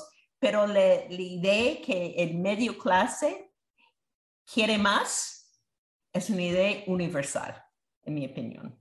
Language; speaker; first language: Spanish; non-native, fluent; English